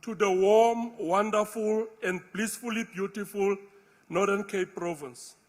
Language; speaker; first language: English; non-native, local second language; Afrikaans